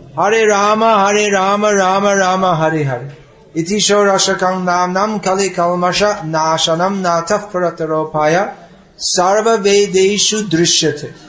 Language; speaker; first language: Bangla; non-native, fluent; English